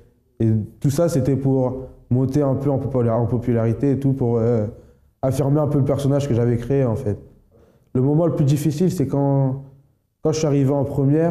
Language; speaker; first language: French; native; French